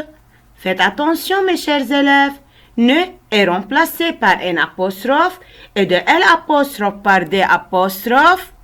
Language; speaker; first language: French; non-native, local second language; Arabic